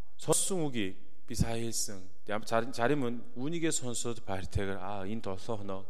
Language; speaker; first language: Mongolian; non-native, fluent; Korean